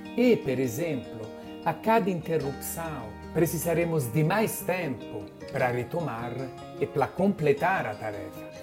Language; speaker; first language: Portuguese; non-native, fluent; Italian